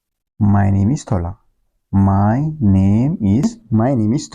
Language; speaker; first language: English; non-native, local second language; Oromo